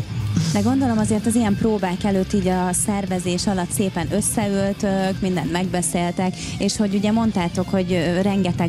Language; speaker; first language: Hungarian; native; Hungarian